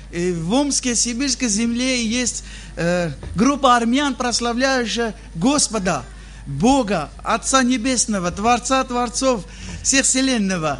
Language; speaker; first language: Russian; non-native, fluent; Armenian